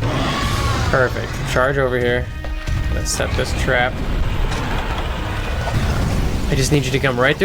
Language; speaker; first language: English; native; English